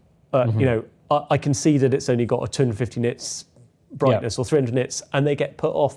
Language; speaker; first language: English; native; English